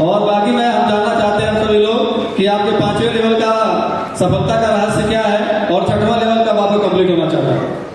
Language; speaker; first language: Hindi; native; Hindi